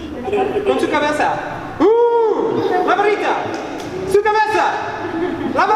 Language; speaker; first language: Spanish; non-native, learner; English